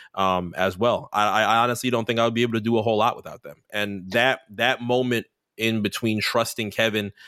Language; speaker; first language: English; native; English